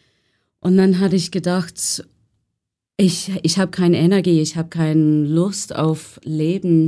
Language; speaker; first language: German; non-native, learner; English